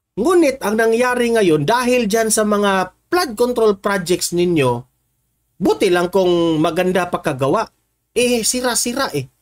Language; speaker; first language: Filipino; non-native, local second language; Cebuano